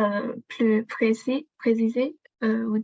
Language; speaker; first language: French; non-native, learner; Chinese